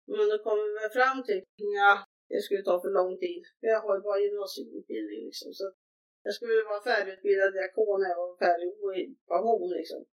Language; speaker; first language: Swedish; native; Swedish